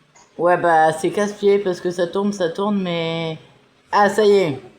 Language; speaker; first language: French; native; French